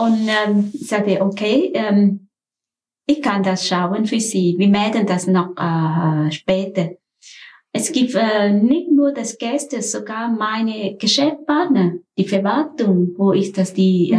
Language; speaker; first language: German; non-native, learner; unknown